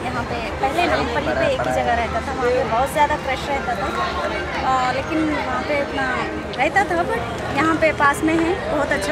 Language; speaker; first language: Hindi; non-native, local second language; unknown